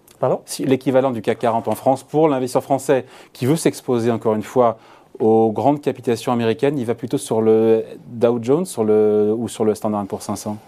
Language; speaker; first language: French; native; French